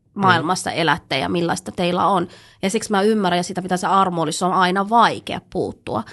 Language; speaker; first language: Finnish; early bilingual, other home language; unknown